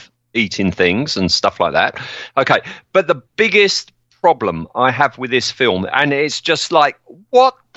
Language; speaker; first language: English; native; English